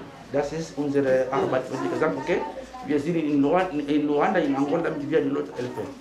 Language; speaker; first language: German; non-native, fluent; Portuguese